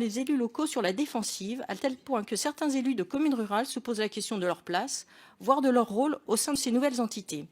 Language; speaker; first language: French; native; French